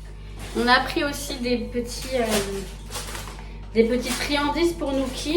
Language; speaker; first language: French; native; French